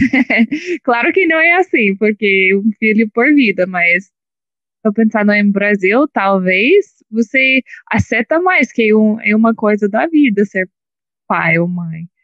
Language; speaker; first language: Portuguese; non-native, learner; English